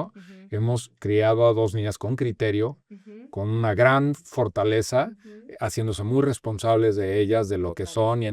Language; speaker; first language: Spanish; native; Spanish